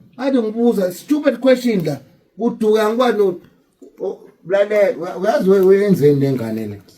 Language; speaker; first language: Zulu; native; Zulu